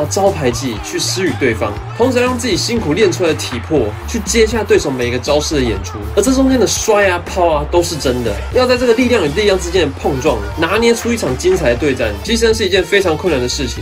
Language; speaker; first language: Chinese; native; Chinese